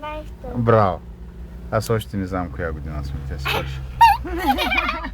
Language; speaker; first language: Bulgarian; native; Bulgarian